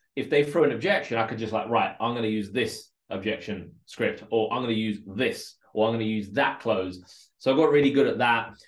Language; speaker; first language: English; early bilingual, other home language; Russian